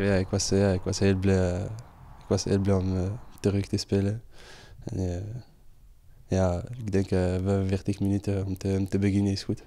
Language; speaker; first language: Dutch; non-native, fluent; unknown